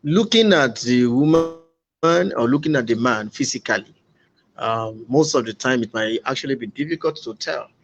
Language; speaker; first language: English; non-native, local second language; Yoruba